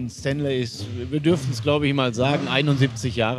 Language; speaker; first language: German; native; German